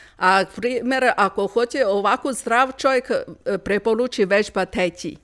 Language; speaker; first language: Croatian; non-native, learner; Chinese